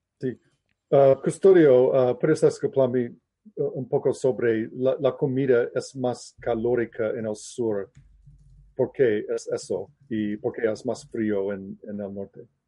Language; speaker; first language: Spanish; non-native, learner; English